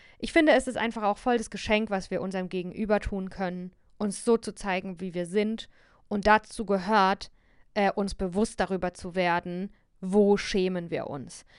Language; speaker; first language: German; native; German